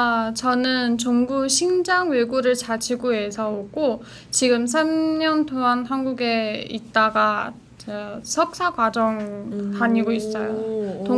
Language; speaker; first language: Korean; non-native, fluent; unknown